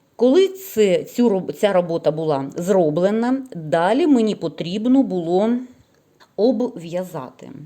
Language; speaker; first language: Ukrainian; non-native, local second language; Russian